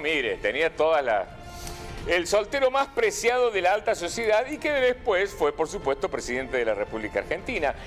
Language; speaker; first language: Spanish; native; Spanish